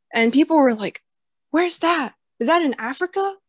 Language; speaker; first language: English; early bilingual, other home language; Chinese